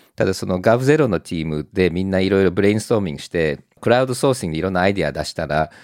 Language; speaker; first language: Japanese; native; Japanese